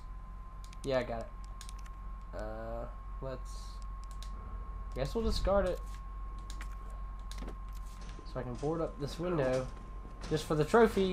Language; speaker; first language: English; native; English